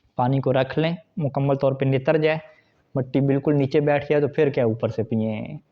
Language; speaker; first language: Urdu; non-native, local second language; Punjabi